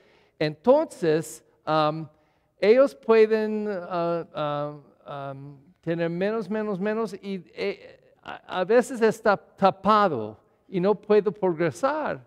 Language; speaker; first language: Spanish; non-native, learner; English